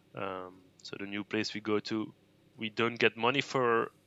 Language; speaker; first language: English; non-native, fluent; Dutch